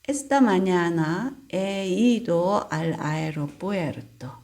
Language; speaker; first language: Spanish; non-native, fluent; Korean